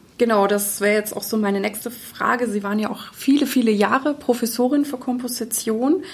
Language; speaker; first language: German; native; German